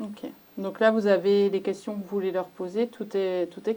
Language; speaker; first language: French; native; French